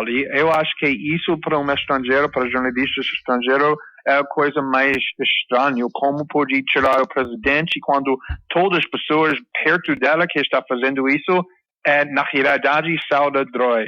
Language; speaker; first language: Portuguese; non-native, fluent; English